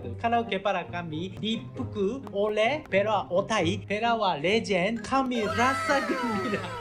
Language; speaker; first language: Malay; non-native, learner; Japanese